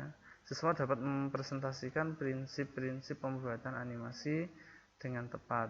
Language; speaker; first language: Indonesian; native; Indonesian